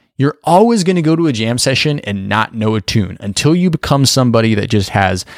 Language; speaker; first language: English; native; English